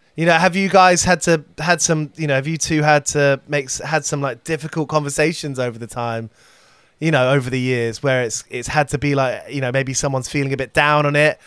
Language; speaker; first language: English; native; English